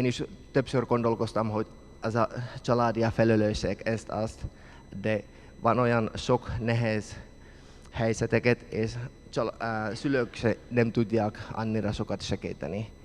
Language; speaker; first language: Hungarian; non-native, learner; Finnish